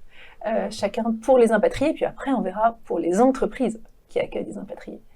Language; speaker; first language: French; native; French